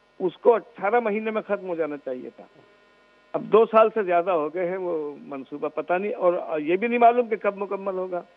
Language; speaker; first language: Urdu; non-native, local second language; Sindhi